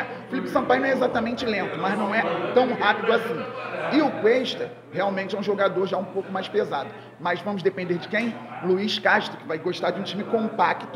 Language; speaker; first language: Portuguese; native; Portuguese